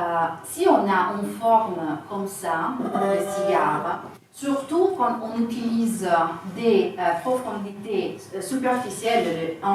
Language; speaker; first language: French; non-native, fluent; Italian